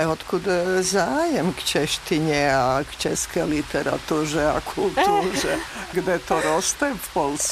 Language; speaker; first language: Czech; non-native, fluent; Serbian